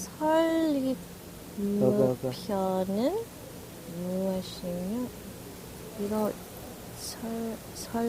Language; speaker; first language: Korean; early bilingual, heritage; English